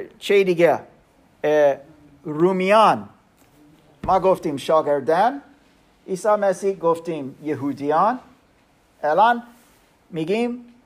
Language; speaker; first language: Persian; non-native, learner; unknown